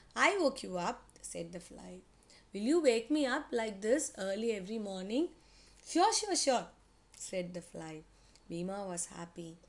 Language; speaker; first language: English; non-native, local second language; Tamil